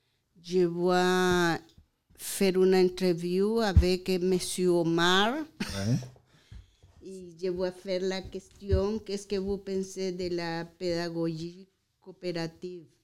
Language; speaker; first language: French; non-native, learner; Spanish